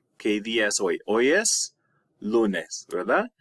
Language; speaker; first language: Spanish; non-native, fluent; English